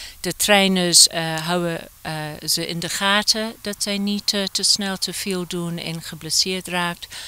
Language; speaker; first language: Dutch; non-native, fluent; English